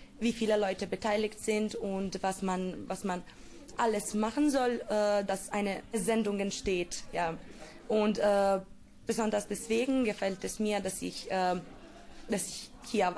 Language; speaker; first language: German; non-native, learner; Serbian